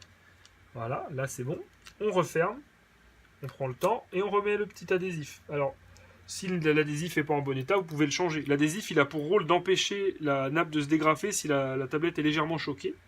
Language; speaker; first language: French; native; French